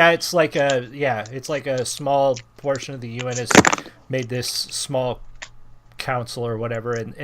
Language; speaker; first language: English; native; English